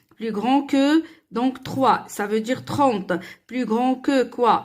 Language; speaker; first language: French; non-native, local second language; Arabic